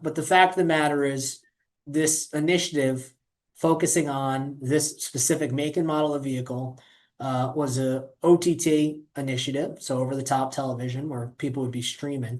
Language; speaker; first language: English; native; English